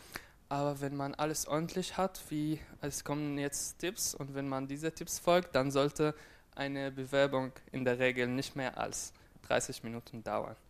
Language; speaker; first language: German; non-native, fluent; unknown